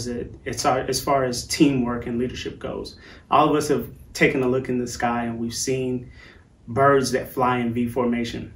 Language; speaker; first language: English; native; English